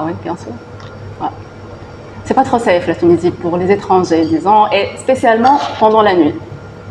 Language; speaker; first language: French; non-native, local second language; Arabic